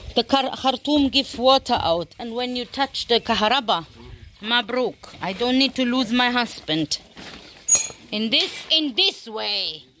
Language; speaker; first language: English; non-native, learner; German